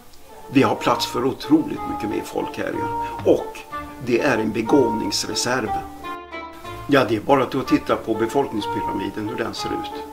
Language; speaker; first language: Swedish; native; Swedish